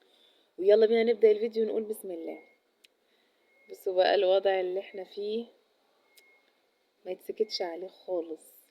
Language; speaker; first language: Arabic; native; Arabic